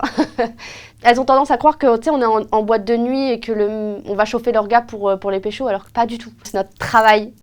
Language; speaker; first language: French; native; French